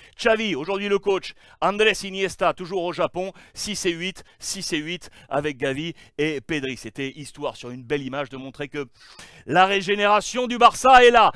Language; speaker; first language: French; native; French